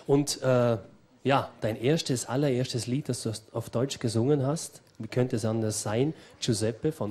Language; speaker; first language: German; native; German